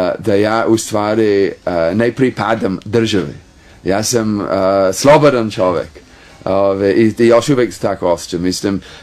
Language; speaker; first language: Serbian; non-native, fluent; English